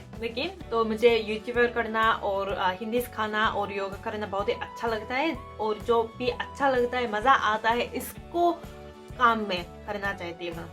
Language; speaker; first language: Hindi; non-native, fluent; Japanese